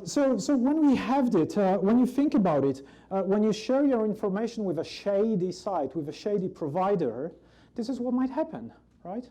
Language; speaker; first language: English; non-native, fluent; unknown